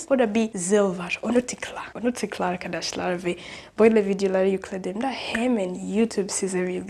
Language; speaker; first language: Turkish; non-native, learner; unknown